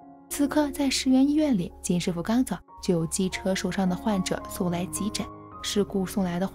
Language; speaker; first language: Chinese; native; Chinese